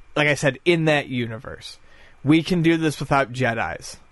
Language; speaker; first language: English; native; English